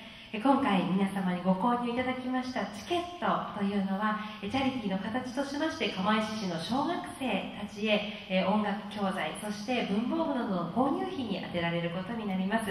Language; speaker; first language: Japanese; native; Japanese